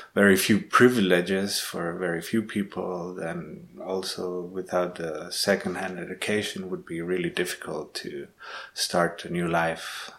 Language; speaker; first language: English; non-native, learner; Spanish